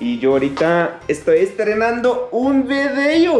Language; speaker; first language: Spanish; non-native, fluent; Arabic